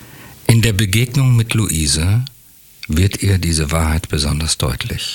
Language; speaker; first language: German; native; German